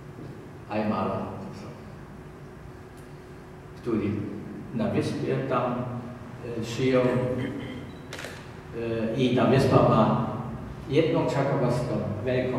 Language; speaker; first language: Polish; non-native, learner; German